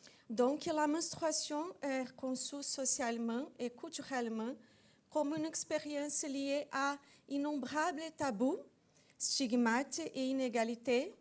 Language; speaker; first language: French; non-native, fluent; Portuguese